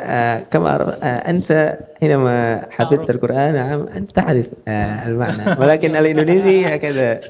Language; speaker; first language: Arabic; non-native, learner; Indonesian